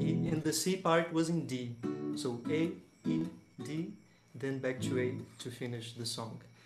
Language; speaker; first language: English; non-native, fluent; Portuguese